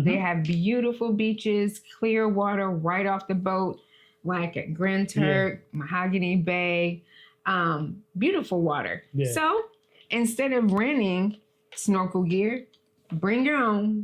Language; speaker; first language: English; native; English